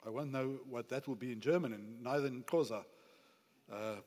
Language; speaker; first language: English; non-native, local second language; Afrikaans